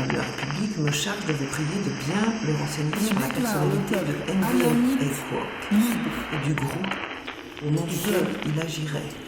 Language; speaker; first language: French; native; French